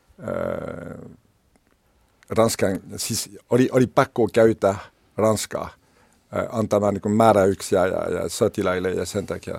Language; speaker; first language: Finnish; non-native, learner; French